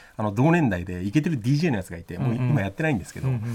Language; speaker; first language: Japanese; native; Japanese